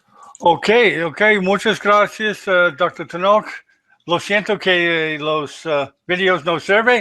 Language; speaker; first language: Spanish; non-native, learner; English